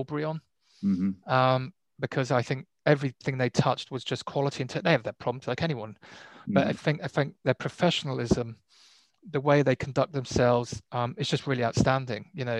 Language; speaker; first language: English; native; English